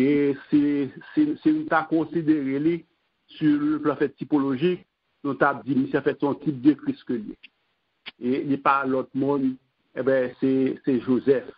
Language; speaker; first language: French; non-native, local second language; Haitian Creole